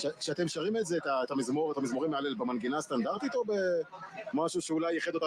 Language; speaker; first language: Hebrew; native; Hebrew